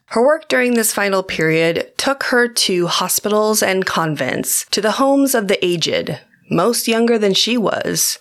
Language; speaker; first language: English; native; English